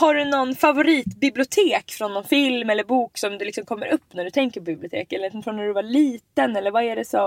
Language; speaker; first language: Swedish; native; Swedish